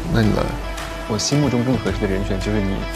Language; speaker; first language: Chinese; native; Chinese